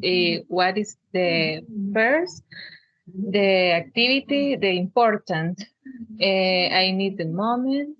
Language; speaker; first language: English; non-native, learner; Spanish